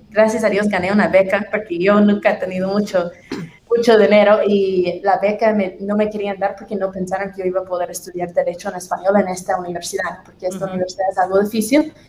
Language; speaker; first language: Spanish; non-native, fluent; English